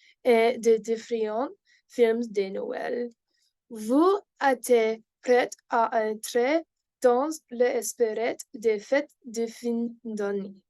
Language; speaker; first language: French; non-native, learner; English